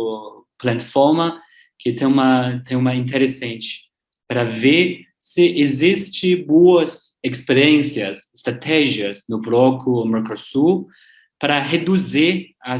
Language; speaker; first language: Portuguese; non-native, learner; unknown